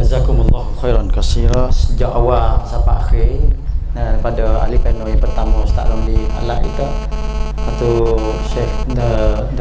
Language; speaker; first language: Malay; native; Malay